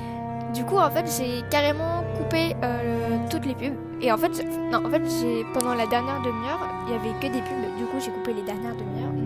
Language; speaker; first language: French; native; French